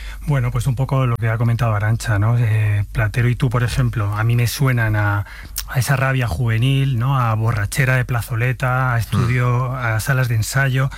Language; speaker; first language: Spanish; native; Spanish